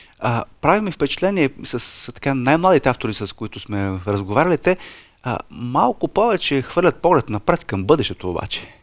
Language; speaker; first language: Bulgarian; native; Bulgarian